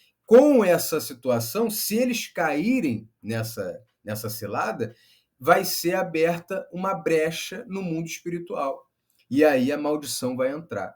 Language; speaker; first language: Portuguese; native; Portuguese